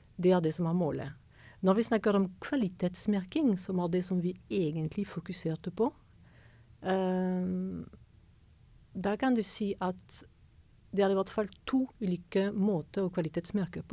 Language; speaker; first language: Norwegian; non-native, fluent; French